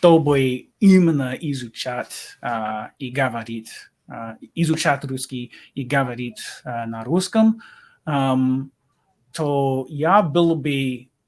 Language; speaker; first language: Russian; non-native, learner; English